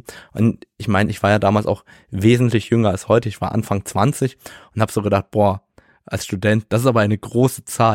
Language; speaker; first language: German; native; German